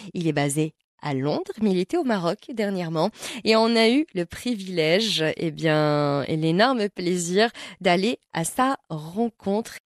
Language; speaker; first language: French; non-native, local second language; Arabic